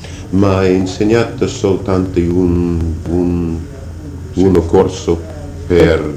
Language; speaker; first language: Italian; non-native, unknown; English